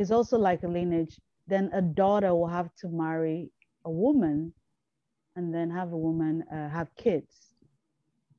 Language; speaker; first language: English; non-native, local second language; Igbo